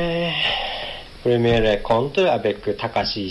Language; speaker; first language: French; non-native, learner; Japanese